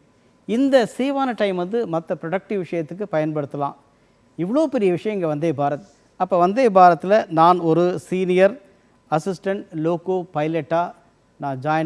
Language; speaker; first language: Tamil; native; Tamil